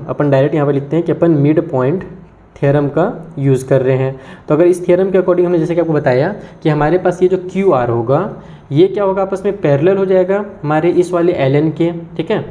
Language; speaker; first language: Hindi; native; Hindi